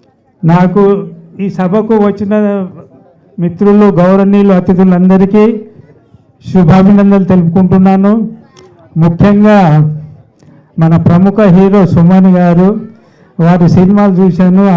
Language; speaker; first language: Telugu; native; Telugu